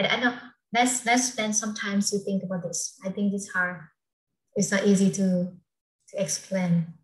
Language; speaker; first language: English; non-native, fluent; Vietnamese